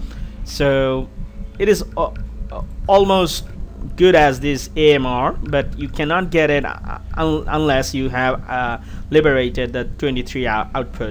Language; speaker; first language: English; non-native, fluent; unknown